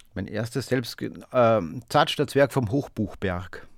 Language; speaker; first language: German; native; German